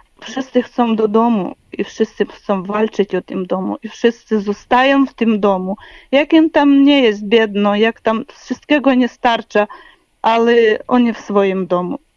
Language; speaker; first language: Polish; non-native, learner; Ukrainian